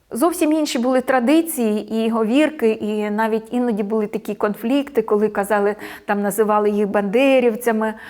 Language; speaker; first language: Ukrainian; native; Ukrainian